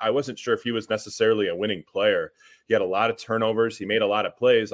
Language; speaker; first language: English; native; English